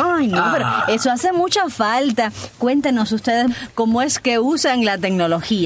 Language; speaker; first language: Spanish; native; Spanish